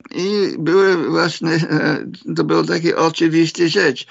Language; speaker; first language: Polish; non-native, fluent; English